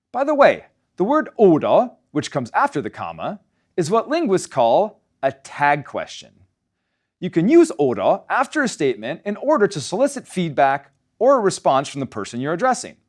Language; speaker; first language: English; native; English